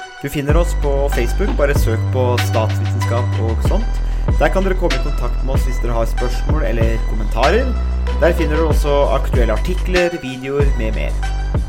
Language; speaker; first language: Norwegian; native; Norwegian